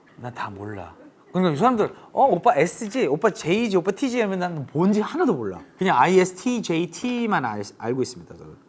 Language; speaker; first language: Korean; early bilingual, heritage; English